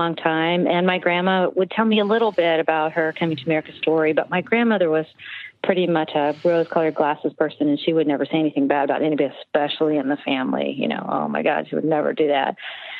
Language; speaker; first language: English; native; English